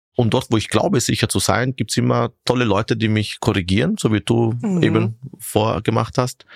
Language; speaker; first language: German; non-native, fluent; Italian